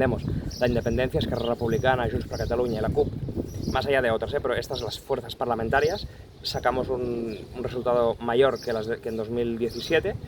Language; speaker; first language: Spanish; non-native, local second language; Catalan